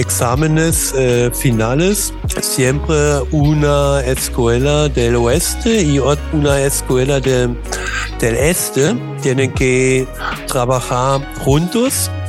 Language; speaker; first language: Spanish; non-native, learner; German